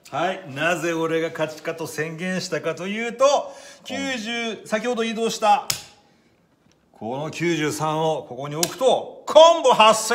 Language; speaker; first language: Japanese; native; Japanese